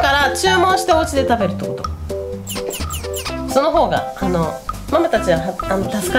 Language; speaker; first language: Japanese; native; Japanese